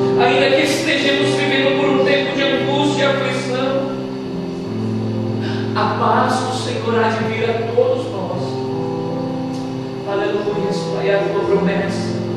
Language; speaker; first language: Portuguese; native; Portuguese